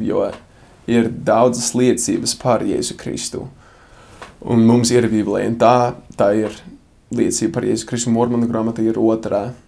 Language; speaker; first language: Latvian; non-native, fluent; English